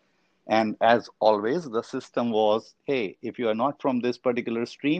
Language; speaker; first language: English; non-native, local second language; Hindi